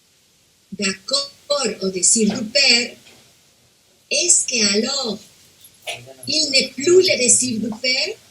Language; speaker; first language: French; non-native, fluent; Spanish